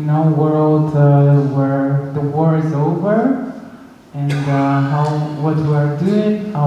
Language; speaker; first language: English; non-native, fluent; Russian